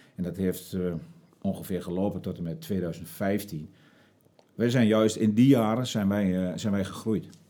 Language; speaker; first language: Dutch; native; Dutch